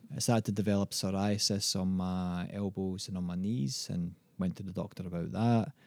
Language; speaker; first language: English; native; English